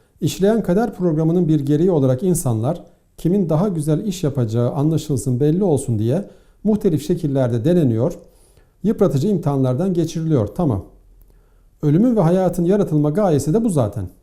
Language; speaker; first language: Turkish; native; Turkish